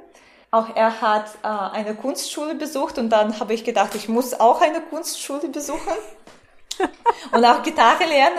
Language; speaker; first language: German; non-native, fluent; Russian